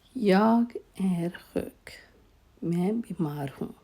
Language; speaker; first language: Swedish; non-native, fluent; Urdu